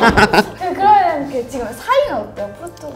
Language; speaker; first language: Korean; native; Korean